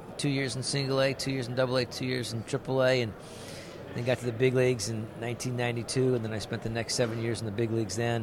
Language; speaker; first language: English; native; English